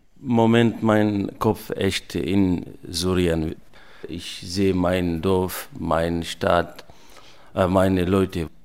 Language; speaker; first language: German; non-native, learner; Arabic